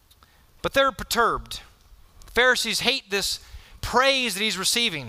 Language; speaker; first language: English; native; English